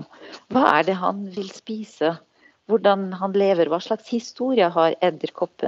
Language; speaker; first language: Norwegian; non-native, fluent; Arabic